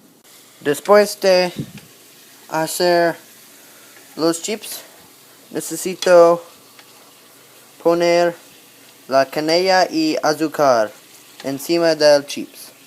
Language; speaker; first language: Spanish; non-native, learner; English